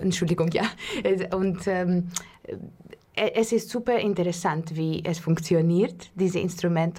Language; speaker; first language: German; non-native, fluent; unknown